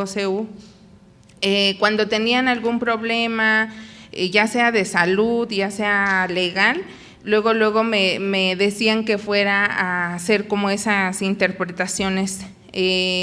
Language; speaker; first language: Spanish; non-native, local second language; Nahuatl languages